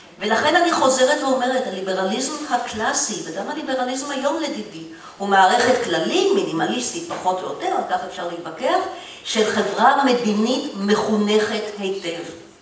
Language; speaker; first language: Hebrew; native; Hebrew